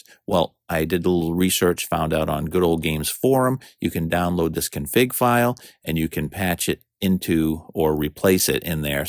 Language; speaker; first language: English; native; English